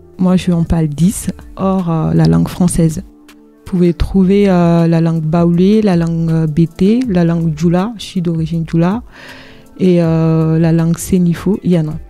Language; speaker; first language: French; non-native, local second language; Dyula